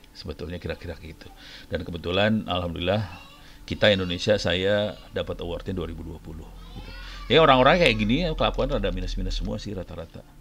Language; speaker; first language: Indonesian; native; Indonesian